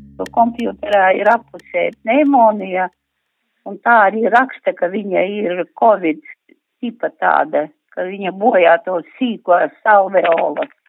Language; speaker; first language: Latvian; non-native, local second language; Russian